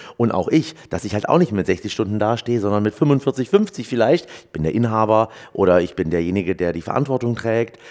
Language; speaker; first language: German; native; German